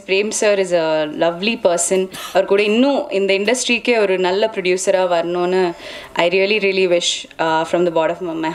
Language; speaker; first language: Tamil; non-native, local second language; Malayalam